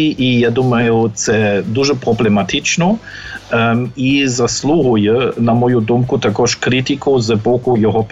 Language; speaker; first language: Ukrainian; non-native, fluent; German